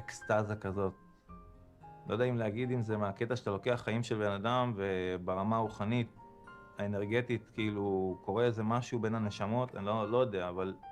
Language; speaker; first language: Hebrew; native; Hebrew